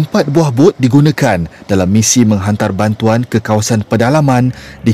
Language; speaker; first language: Malay; native; Malay